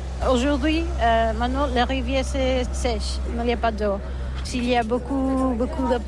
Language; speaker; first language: French; non-native, learner; Catalan